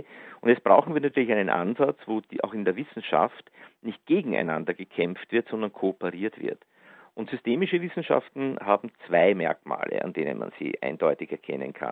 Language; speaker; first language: German; native; German